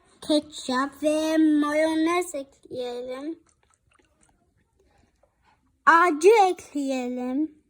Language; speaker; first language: Turkish; early bilingual, heritage; Turkish